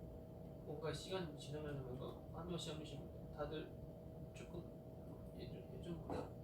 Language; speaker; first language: Korean; non-native, fluent; Chinese